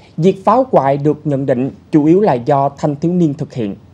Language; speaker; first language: Vietnamese; native; Vietnamese